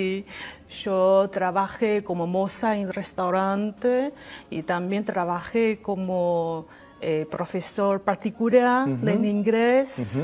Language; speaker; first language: Spanish; non-native, learner; Chinese